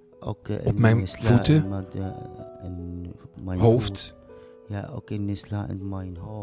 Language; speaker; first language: Dutch; non-native, learner; Arabic